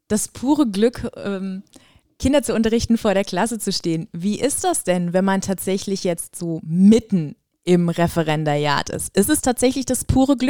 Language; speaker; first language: German; native; German